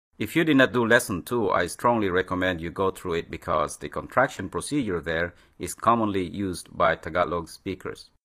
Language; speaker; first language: English; native; English